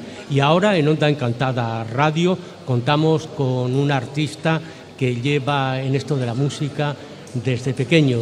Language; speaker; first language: Spanish; native; Spanish